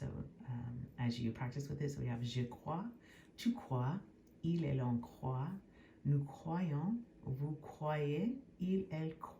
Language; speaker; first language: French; non-native, fluent; English